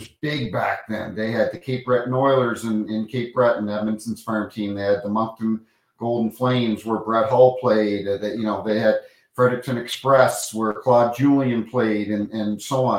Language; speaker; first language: English; native; English